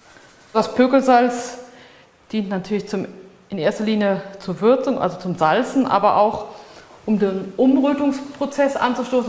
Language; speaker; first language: German; native; German